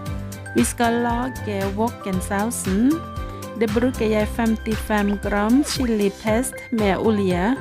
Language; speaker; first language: Norwegian; non-native, learner; Thai